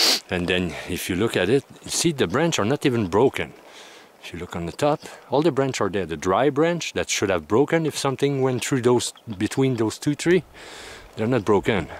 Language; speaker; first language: English; non-native, fluent; French